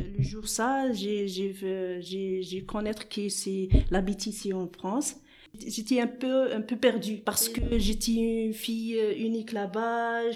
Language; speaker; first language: French; non-native, learner; Arabic